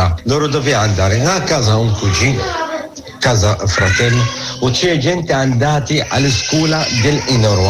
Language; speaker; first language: Italian; non-native, learner; Arabic